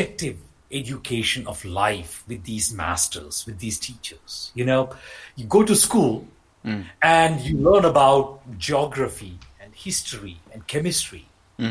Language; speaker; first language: English; non-native, local second language; Malayalam